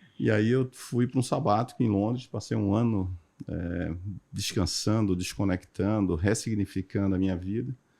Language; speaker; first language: Portuguese; native; Portuguese